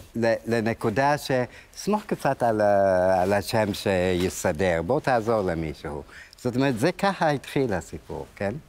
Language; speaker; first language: Hebrew; early bilingual, other home language; Arabic